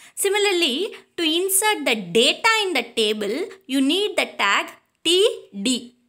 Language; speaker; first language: English; non-native, local second language; Tamil